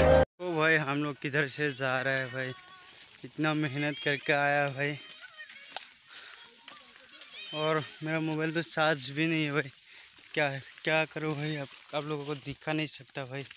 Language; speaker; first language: Hindi; non-native, local second language; Assamese